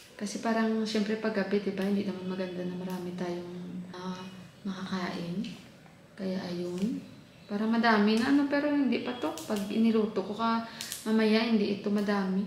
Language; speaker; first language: Filipino; non-native, local second language; Hiligaynon